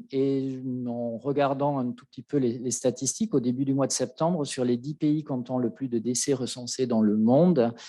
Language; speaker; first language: French; native; French